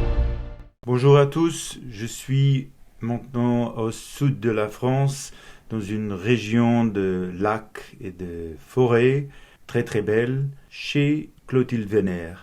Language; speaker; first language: French; non-native, fluent; Portuguese